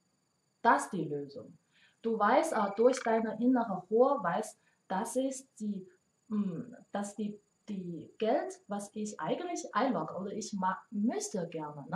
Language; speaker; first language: German; non-native, learner; Chinese